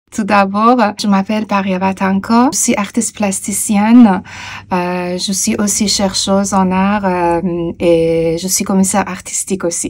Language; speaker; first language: French; non-native, fluent; Persian